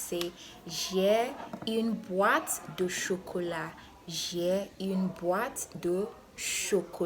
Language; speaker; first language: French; non-native, fluent; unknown